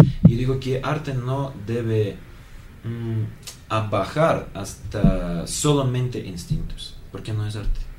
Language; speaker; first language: Spanish; non-native, learner; Russian